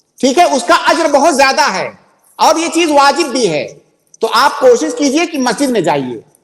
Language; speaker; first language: Urdu; native; Urdu